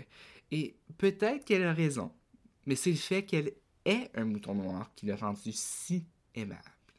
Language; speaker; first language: French; native; French